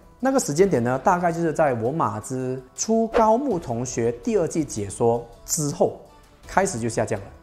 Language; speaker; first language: Chinese; native; Chinese